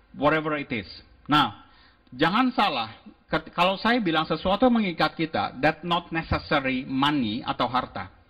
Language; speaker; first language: Indonesian; native; Indonesian